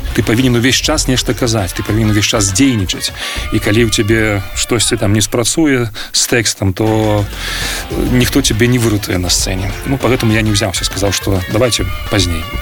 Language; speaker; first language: Belarusian; non-native, local second language; Russian